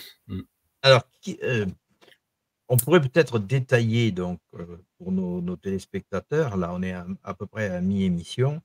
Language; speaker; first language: French; native; French